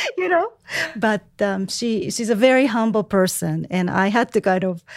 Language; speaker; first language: English; non-native, fluent; Japanese